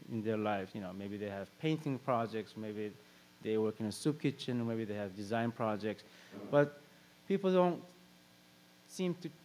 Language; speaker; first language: English; non-native, fluent; Korean